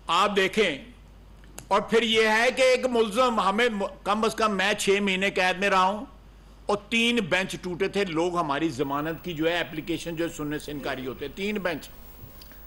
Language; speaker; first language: Urdu; non-native, local second language; Punjabi